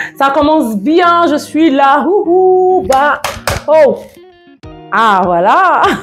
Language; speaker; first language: French; non-native, fluent; Yoruba